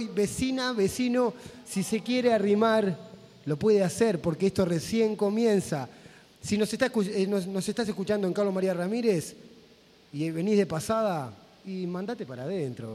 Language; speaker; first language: Spanish; native; Spanish